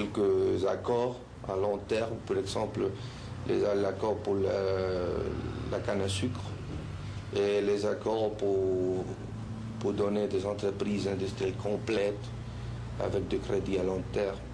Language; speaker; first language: French; non-native, fluent; Spanish